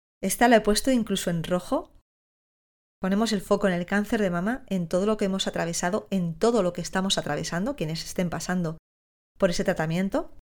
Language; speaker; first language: Spanish; native; Spanish